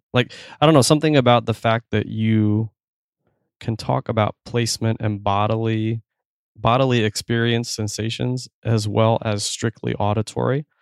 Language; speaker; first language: English; native; English